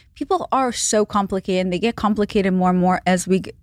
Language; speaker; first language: English; non-native, fluent; Hebrew